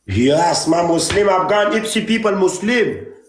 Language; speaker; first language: Arabic; non-native, learner; Pashto